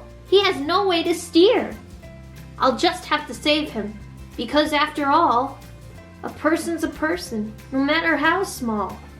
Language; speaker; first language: English; native; English